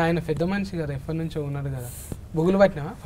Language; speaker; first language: Telugu; native; Telugu